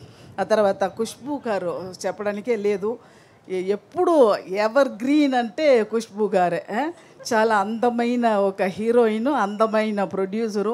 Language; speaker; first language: Telugu; non-native, learner; Tamil